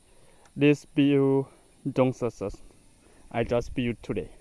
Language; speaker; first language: English; non-native, learner; Hmong